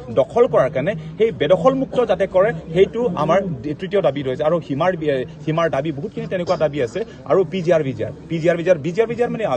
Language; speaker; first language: Assamese; non-native, local second language; Karbi